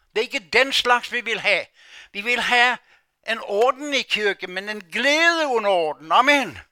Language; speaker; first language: Danish; non-native, fluent; Norwegian